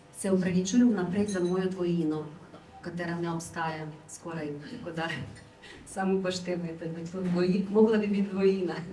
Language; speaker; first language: Slovenian; non-native, fluent; Ukrainian